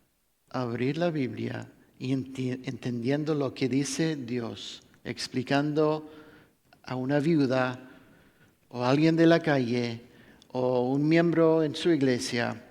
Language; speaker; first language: Spanish; non-native, fluent; English